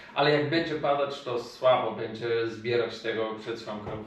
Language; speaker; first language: Polish; non-native, fluent; Macedonian